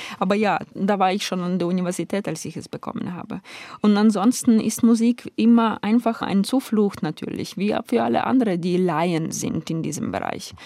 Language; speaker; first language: German; non-native, fluent; Ukrainian